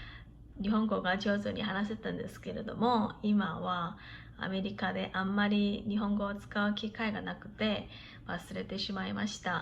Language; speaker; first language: Japanese; non-native, fluent; Korean